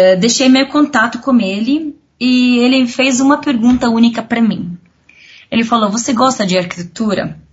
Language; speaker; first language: Portuguese; non-native, fluent; Arabic